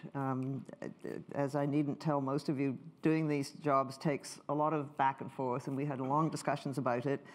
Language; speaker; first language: English; native; English